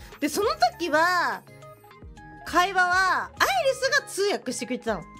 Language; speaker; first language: Japanese; native; Japanese